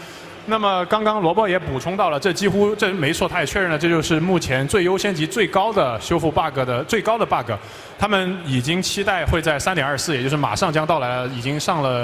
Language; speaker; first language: Chinese; native; Chinese